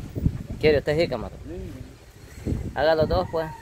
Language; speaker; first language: Spanish; native; Spanish